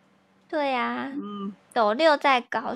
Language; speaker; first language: Chinese; native; Chinese